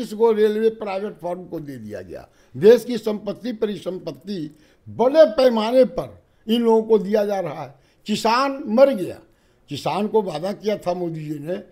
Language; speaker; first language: Hindi; native; Hindi